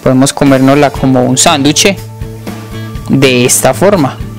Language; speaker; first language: Spanish; native; Spanish